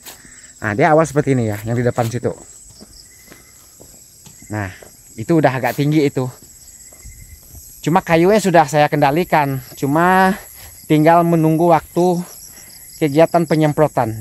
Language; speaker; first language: Indonesian; native; Indonesian